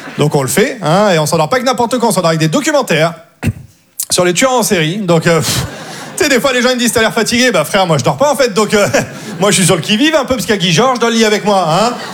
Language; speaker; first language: French; native; French